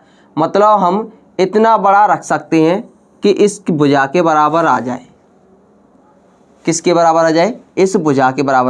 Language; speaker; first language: Hindi; native; Hindi